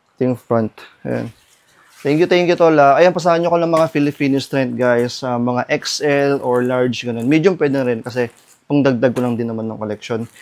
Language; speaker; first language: Filipino; non-native, local second language; Iloko